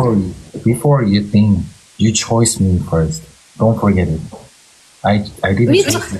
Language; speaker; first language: English; non-native, learner; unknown